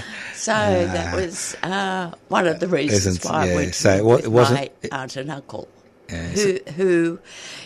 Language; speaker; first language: English; native; English